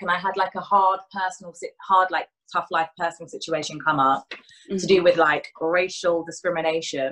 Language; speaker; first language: English; native; English